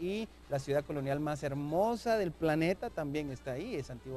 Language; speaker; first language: Spanish; native; Spanish